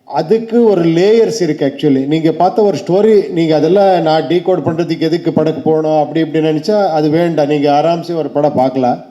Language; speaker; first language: Tamil; non-native, learner; Kannada